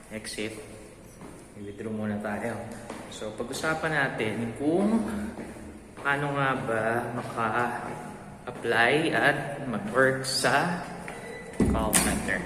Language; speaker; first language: Filipino; native; Filipino